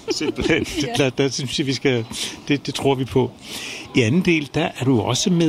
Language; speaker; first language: Danish; native; Danish